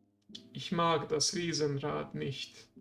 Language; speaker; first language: German; non-native, learner; Hungarian